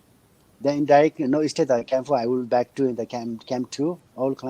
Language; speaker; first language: English; non-native, learner; Nepali